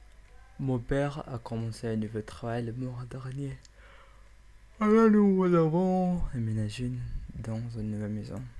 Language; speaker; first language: French; non-native, learner; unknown